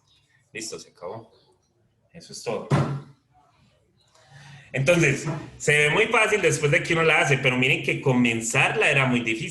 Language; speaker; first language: Spanish; native; Spanish